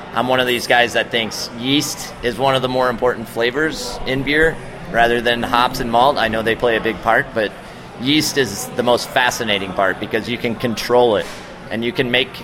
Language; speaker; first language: English; native; English